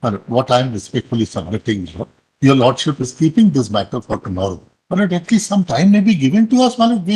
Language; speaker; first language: English; non-native, local second language; Hindi